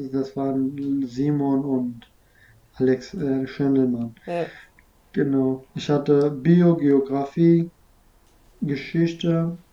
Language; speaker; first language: German; non-native, fluent; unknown